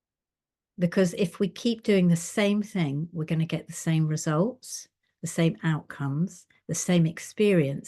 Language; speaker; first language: English; native; English